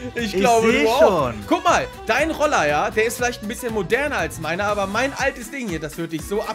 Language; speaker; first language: German; native; German